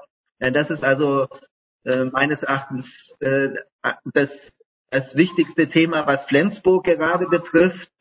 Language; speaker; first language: German; native; German